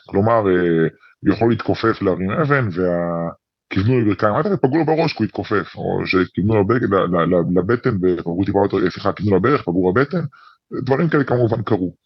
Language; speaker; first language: Hebrew; native; Hebrew